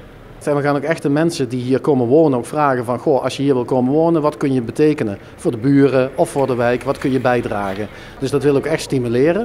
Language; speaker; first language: Dutch; native; Dutch